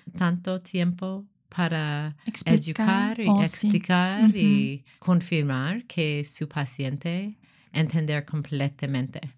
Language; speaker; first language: Spanish; non-native, learner; English